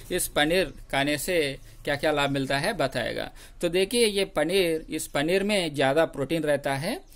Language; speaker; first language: Hindi; non-native, local second language; Telugu